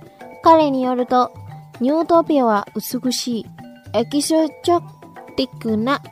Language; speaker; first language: Japanese; non-native, fluent; Indonesian